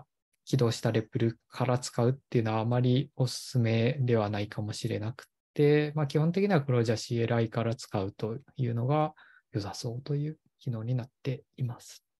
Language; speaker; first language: Japanese; native; Japanese